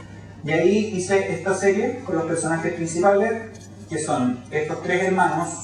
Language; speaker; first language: Spanish; native; Spanish